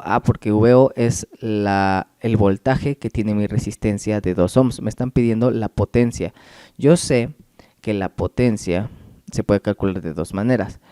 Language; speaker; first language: Spanish; native; Spanish